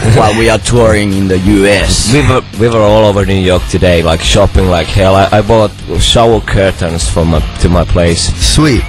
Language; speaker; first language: English; non-native, fluent; Finnish